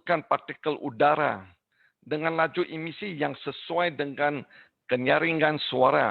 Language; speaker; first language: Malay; non-native, learner; English